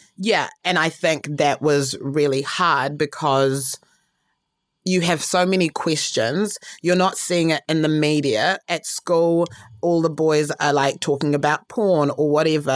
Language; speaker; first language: English; early bilingual, other home language; Shona